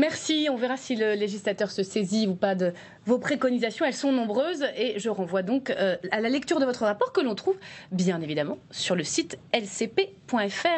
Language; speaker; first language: French; native; French